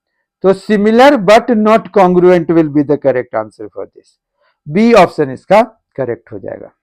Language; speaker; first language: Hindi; native; Hindi